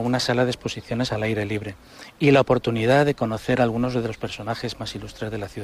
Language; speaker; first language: Spanish; native; Spanish